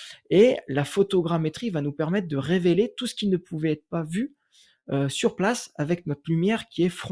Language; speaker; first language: French; native; French